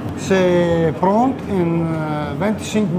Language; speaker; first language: French; non-native, learner; Italian